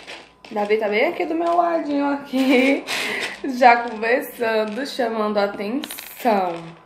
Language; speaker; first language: Portuguese; native; Portuguese